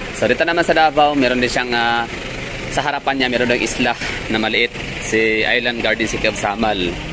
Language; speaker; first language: Filipino; non-native, local second language; Cebuano